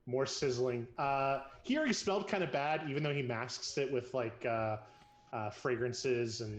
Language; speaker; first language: English; native; English